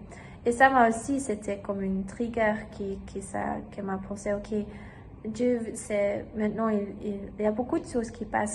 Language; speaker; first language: French; non-native, learner; German